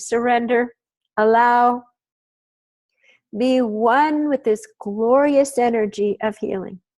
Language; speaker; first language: English; native; English